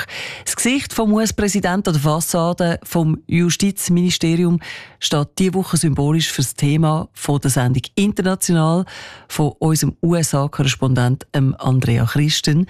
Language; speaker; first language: German; native; German